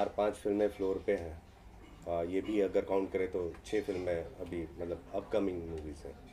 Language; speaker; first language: Hindi; native; Hindi